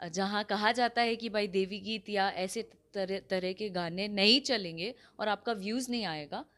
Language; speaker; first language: Hindi; native; Hindi